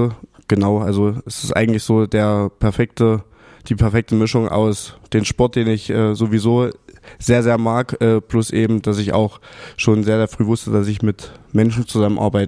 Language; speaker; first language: German; native; German